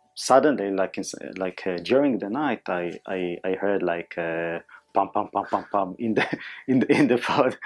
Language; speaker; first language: English; non-native, fluent; Hebrew